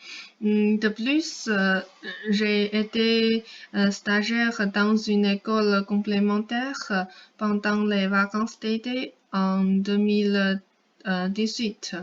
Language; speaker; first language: French; non-native, fluent; Chinese